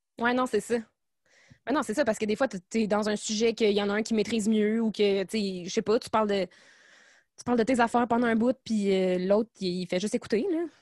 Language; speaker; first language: French; native; French